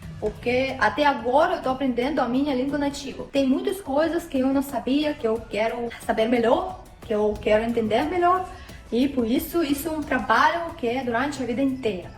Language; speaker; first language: Portuguese; non-native, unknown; Russian